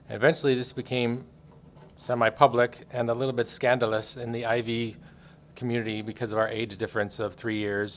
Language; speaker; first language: English; native; English